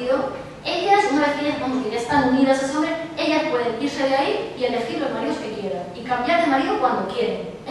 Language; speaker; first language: Spanish; native; Spanish